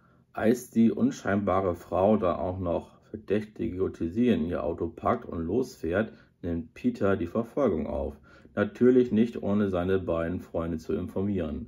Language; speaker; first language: German; native; German